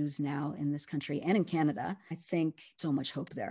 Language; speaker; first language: English; native; English